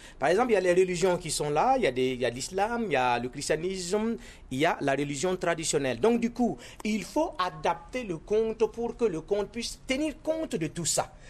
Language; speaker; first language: French; non-native, local second language; Mossi